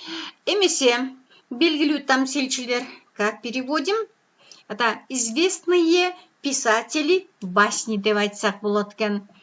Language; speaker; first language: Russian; non-native, local second language; Kyrgyz